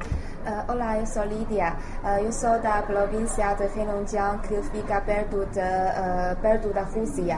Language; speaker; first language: Portuguese; non-native, learner; Chinese